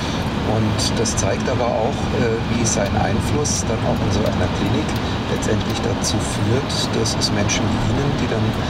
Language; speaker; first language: German; native; German